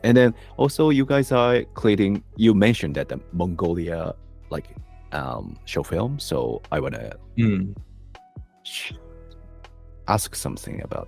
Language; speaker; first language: English; non-native, learner; Japanese